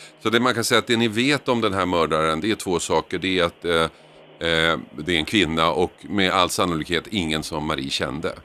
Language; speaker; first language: Swedish; native; Swedish